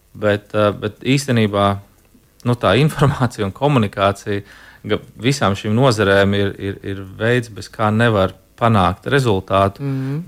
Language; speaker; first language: Latvian; native; Latvian